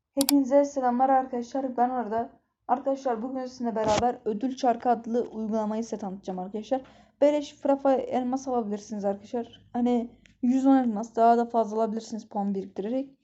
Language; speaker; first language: Turkish; native; Turkish